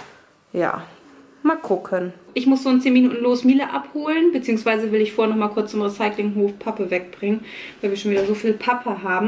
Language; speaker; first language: German; native; German